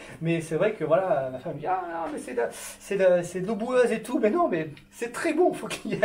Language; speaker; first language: French; native; French